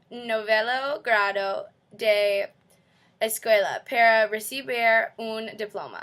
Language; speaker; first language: Spanish; non-native, learner; English